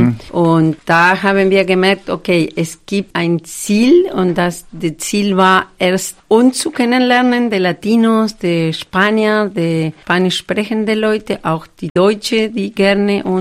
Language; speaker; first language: German; non-native, fluent; Spanish